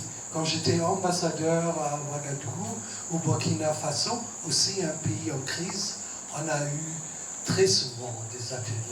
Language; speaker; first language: French; non-native, fluent; German